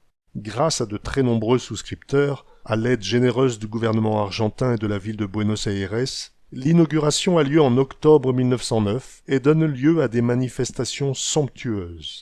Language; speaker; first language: French; native; French